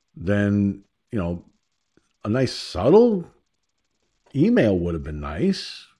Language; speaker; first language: English; native; English